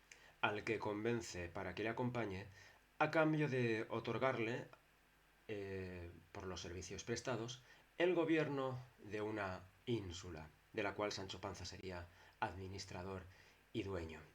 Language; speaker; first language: Spanish; native; Spanish